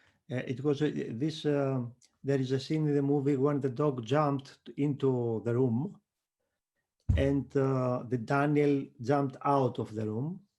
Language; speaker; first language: English; non-native, fluent; Greek